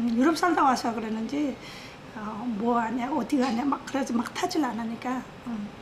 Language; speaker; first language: Korean; non-native, fluent; Nepali